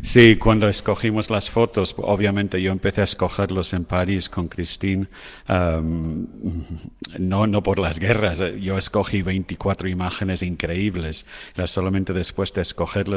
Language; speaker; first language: Spanish; non-native, fluent; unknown